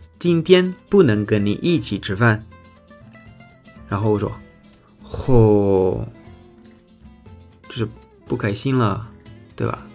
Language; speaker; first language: Chinese; non-native, fluent; Spanish